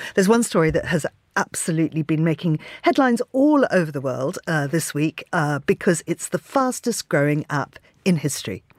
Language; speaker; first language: English; native; English